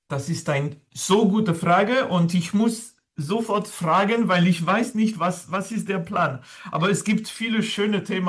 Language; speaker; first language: German; non-native, fluent; French